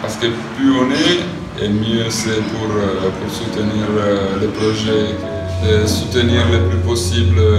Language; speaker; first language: French; non-native, fluent; Italian